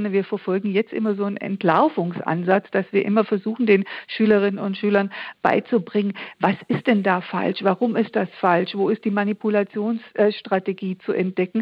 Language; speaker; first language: German; native; German